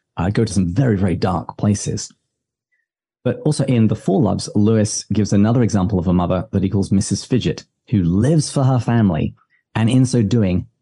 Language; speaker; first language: English; native; English